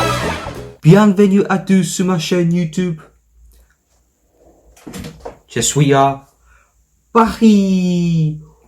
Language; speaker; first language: French; non-native, learner; Korean